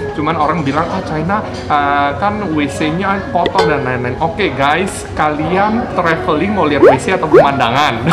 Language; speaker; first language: Indonesian; native; Indonesian